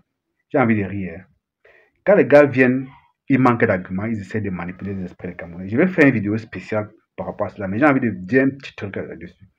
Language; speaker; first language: French; native; French